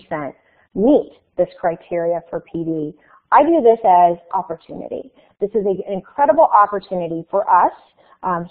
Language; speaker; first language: English; native; English